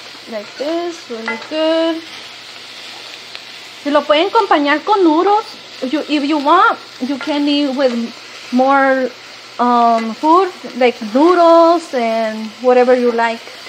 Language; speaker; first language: English; non-native, learner; Spanish